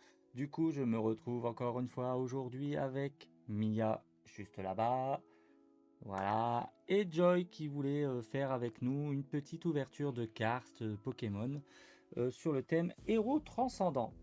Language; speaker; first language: French; native; French